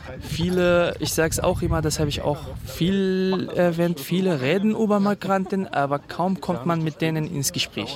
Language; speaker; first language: German; non-native, fluent; Kurdish